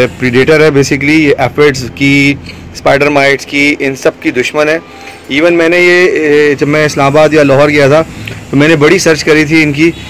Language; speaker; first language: Urdu; native; Urdu